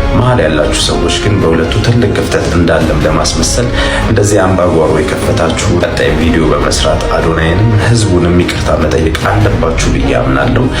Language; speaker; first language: Amharic; native; Amharic